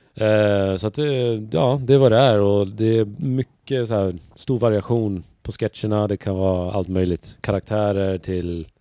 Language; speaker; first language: Swedish; native; Swedish